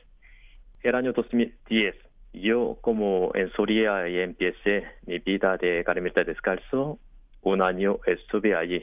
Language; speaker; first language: Spanish; non-native, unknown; Korean